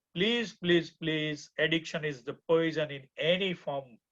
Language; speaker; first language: English; non-native, local second language; Gujarati